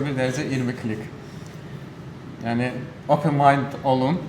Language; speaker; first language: Azerbaijani; native; Azerbaijani